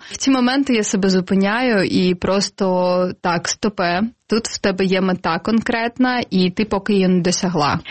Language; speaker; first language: Ukrainian; non-native, local second language; Crimean Tatar